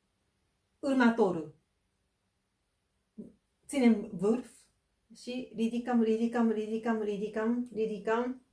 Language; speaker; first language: Romanian; non-native, fluent; Japanese